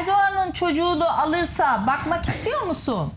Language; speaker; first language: Turkish; native; Turkish